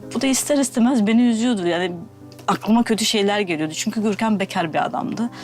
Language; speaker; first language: Turkish; native; Turkish